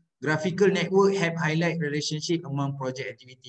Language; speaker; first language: English; non-native, local second language; Malay